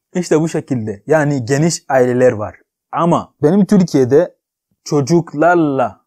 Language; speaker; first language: Turkish; non-native, fluent; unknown